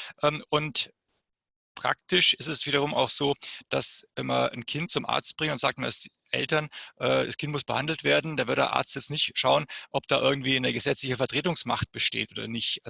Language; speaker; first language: German; native; German